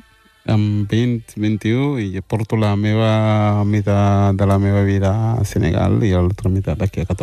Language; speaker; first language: Catalan; early bilingual, other home language; Wolof